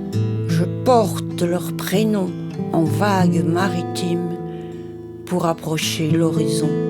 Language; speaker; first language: French; native; French